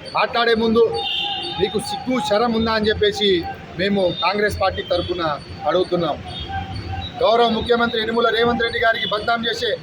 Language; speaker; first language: Telugu; non-native, local second language; Lambadi